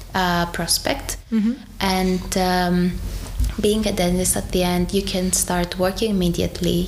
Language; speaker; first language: English; non-native, fluent; Greek